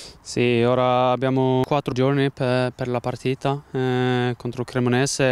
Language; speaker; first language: Italian; non-native, learner; Swedish